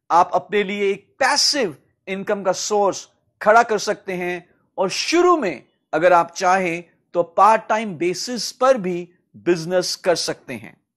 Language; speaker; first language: Hindi; native; Hindi